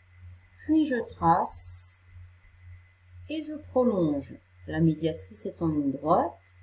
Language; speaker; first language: French; native; French